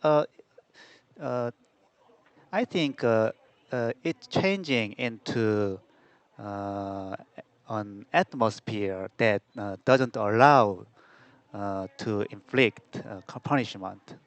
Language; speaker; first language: English; non-native, learner; Korean